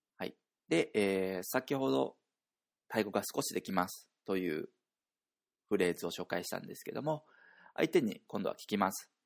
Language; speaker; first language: Japanese; native; Japanese